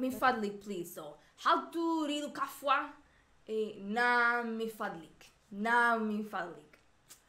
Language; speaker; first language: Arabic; non-native, learner; Swedish